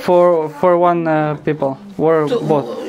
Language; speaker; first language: English; non-native, learner; Romanian